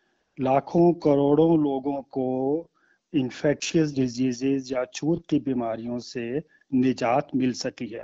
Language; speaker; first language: Hindi; native; Hindi